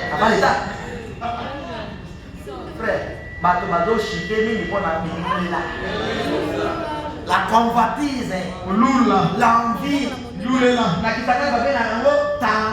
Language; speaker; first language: French; non-native, local second language; Lingala